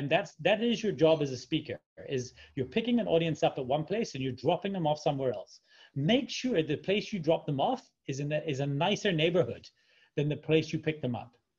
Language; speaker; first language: English; native; English